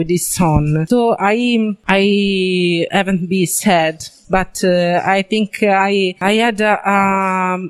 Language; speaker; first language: English; non-native, learner; Italian